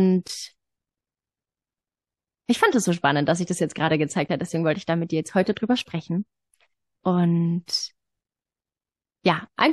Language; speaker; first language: German; native; German